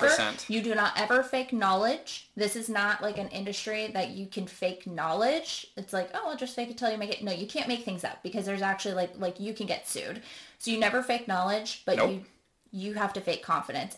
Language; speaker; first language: English; native; English